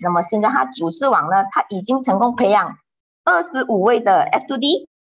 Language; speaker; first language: Chinese; native; Chinese